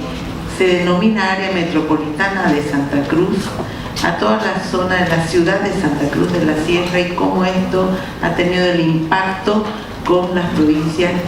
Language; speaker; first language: Spanish; native; Spanish